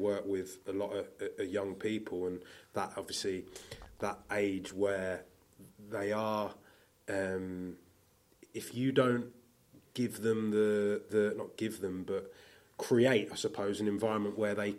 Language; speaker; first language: English; native; English